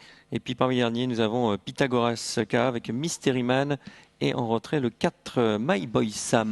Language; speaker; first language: French; native; French